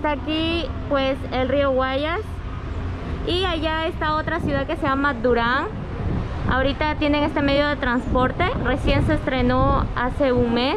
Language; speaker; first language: Spanish; native; Spanish